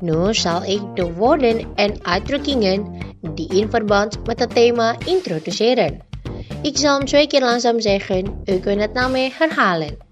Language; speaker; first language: Dutch; non-native, learner; Indonesian